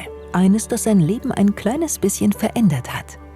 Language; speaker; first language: German; native; German